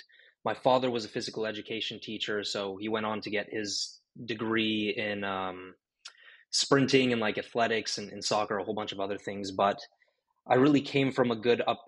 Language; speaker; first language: English; native; English